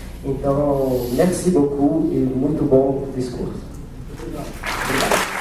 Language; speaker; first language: Portuguese; non-native, fluent; French